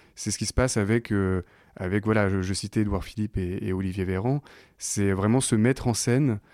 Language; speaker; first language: French; native; French